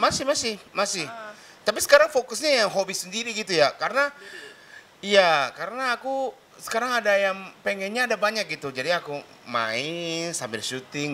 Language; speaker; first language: Indonesian; non-native, fluent; Japanese